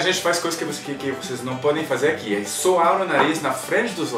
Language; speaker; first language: Portuguese; non-native, fluent; French